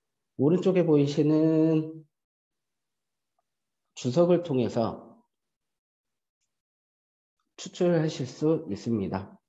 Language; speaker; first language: Korean; native; Korean